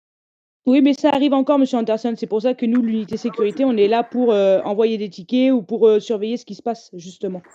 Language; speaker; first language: French; native; French